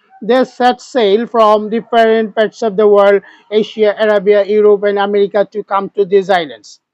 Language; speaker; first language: English; non-native, local second language; Bangla